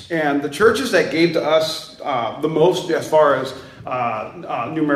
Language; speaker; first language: English; native; English